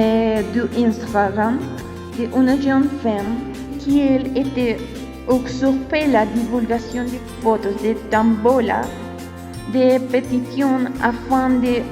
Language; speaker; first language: French; non-native, learner; Spanish